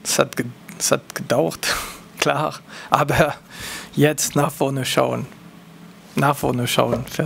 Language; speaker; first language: German; non-native, local second language; French